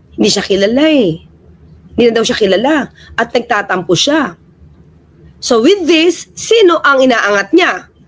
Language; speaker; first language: Filipino; native; Filipino